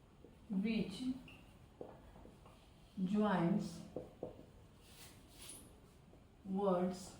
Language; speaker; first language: English; non-native, learner; Hindi